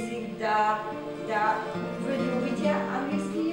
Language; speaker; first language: Russian; non-native, fluent; Hungarian